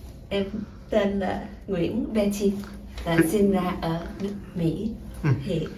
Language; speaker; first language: Japanese; non-native, fluent; English